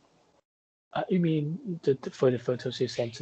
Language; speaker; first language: English; non-native, fluent; Chinese